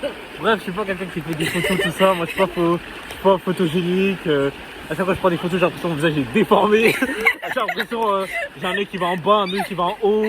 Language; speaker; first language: French; native; French